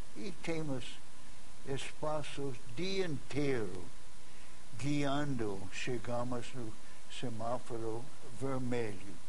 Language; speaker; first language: Portuguese; non-native, fluent; English